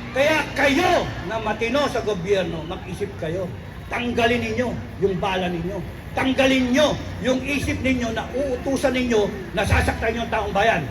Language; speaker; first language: Filipino; non-native, local second language; Cebuano